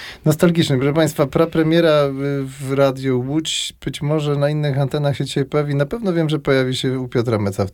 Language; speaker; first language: Polish; native; Polish